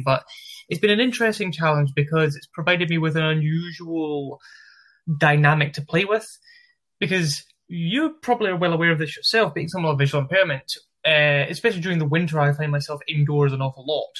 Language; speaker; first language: English; native; English